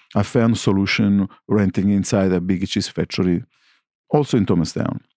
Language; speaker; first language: English; non-native, learner; Italian